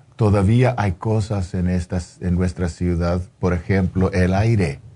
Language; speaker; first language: Spanish; early bilingual, heritage; Spanish